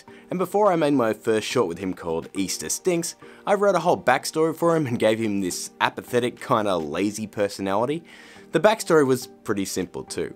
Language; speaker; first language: English; native; English